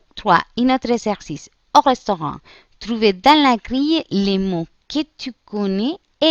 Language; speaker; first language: French; non-native, fluent; Spanish